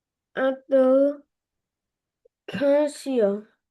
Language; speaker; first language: English; non-native, learner; Vietnamese